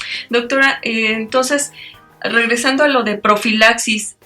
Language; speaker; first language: Spanish; native; Spanish